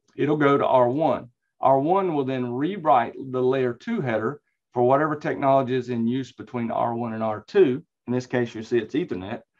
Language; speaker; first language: English; native; English